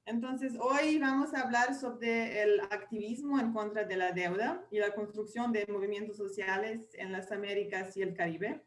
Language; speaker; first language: Spanish; non-native, fluent; English